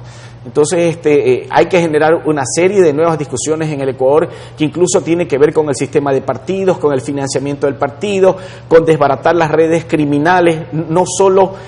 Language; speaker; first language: Spanish; native; Spanish